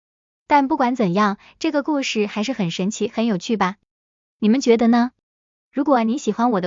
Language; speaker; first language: Chinese; native; Chinese